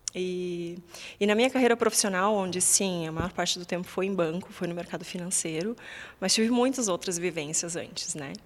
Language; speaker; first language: Portuguese; native; Portuguese